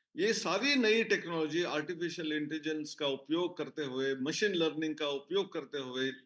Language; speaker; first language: Hindi; non-native, local second language; Marathi